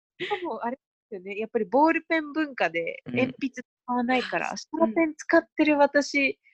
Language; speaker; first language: Japanese; early bilingual, other home language; Spanish